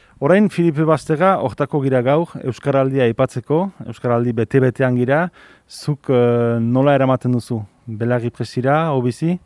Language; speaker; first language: Basque; native; Basque